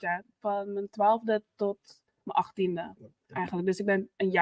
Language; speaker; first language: Dutch; native; Dutch